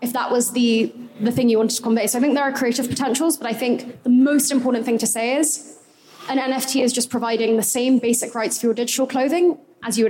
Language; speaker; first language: English; native; English